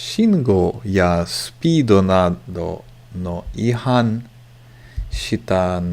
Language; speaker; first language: Japanese; non-native, learner; English